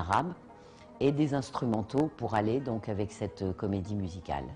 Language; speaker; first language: French; native; French